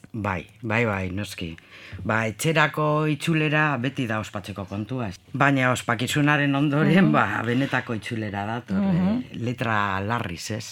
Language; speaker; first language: Basque; native; Basque